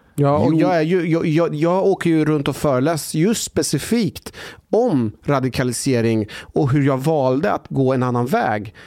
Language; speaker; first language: Swedish; early bilingual, other home language; Persian